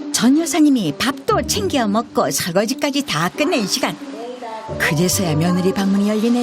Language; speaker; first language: Korean; native; Korean